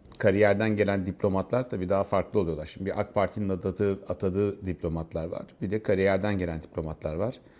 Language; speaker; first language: Turkish; native; Turkish